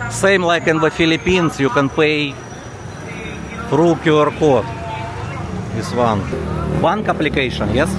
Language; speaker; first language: English; non-native, learner; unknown